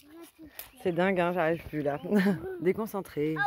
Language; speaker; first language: French; native; French